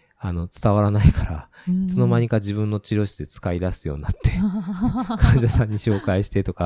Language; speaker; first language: Japanese; native; Japanese